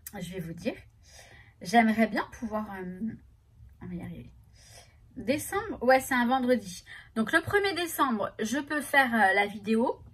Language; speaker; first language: French; native; French